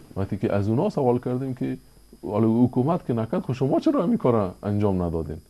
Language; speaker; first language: Persian; native; Persian